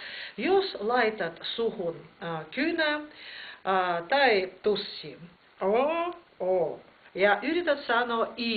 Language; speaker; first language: Finnish; non-native, fluent; Russian